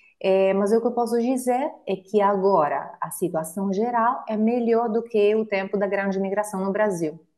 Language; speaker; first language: Portuguese; non-native, fluent; Italian